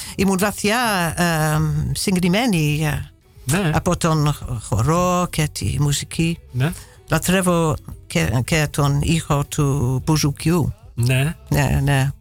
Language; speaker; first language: Greek; non-native, fluent; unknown